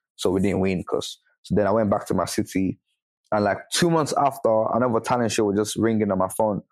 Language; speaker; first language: English; non-native, local second language; Yoruba